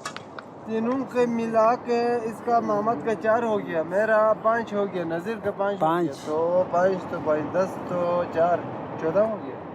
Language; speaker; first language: Hindi; non-native, local second language; Balti